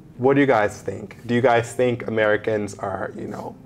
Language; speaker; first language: English; native; English